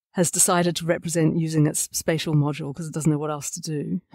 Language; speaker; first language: English; native; English